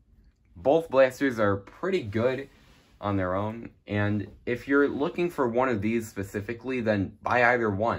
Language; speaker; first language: English; native; English